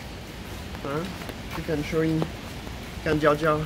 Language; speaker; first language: Chinese; non-native, fluent; French